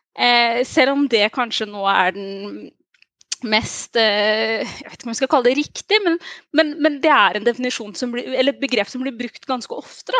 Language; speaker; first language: Norwegian; early bilingual, other home language; Somali